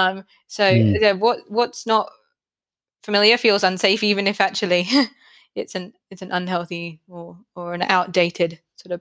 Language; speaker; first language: English; native; English